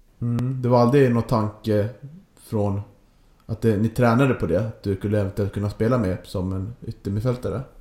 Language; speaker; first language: Swedish; native; Swedish